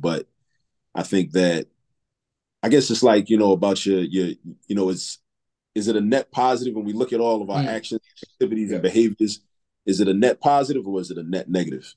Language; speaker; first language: English; native; English